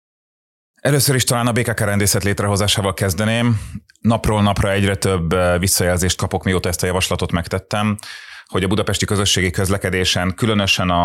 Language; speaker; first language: Hungarian; native; Hungarian